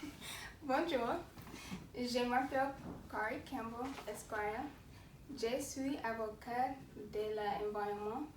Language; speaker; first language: French; non-native, learner; English